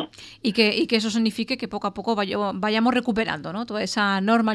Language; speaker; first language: Spanish; native; Spanish